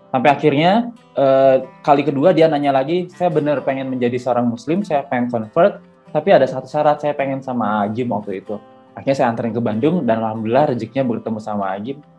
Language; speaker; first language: Indonesian; native; Indonesian